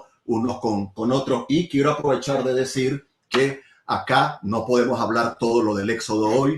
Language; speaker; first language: Spanish; native; Spanish